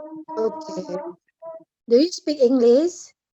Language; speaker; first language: English; non-native, learner; Indonesian